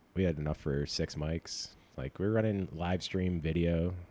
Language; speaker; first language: English; native; English